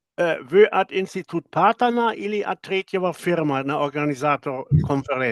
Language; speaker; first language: Russian; non-native, learner; German